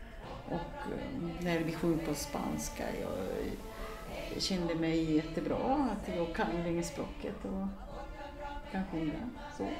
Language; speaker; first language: Swedish; non-native, learner; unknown